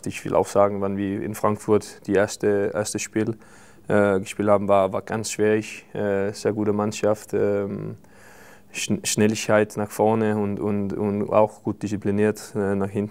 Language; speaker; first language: German; non-native, fluent; Danish